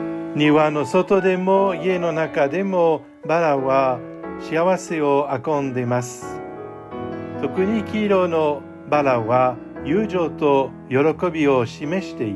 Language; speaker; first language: Japanese; non-native, learner; French